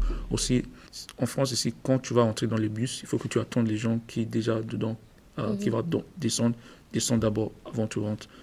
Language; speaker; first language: French; non-native, learner; English